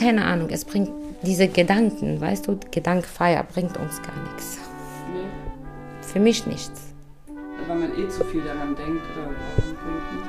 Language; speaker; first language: German; non-native, fluent; Arabic